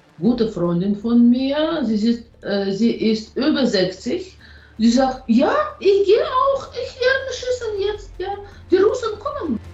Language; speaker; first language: German; non-native, fluent; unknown